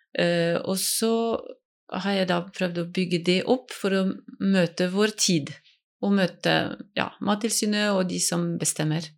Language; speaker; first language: Norwegian; non-native, fluent; French